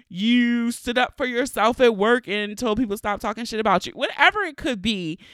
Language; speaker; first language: English; native; English